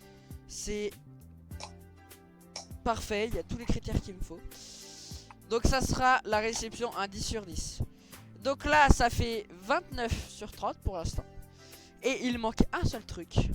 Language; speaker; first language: French; native; French